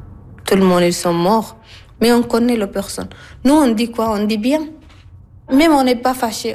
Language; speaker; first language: French; non-native, learner; Arabic